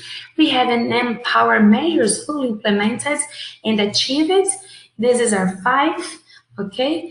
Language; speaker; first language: English; non-native, fluent; Portuguese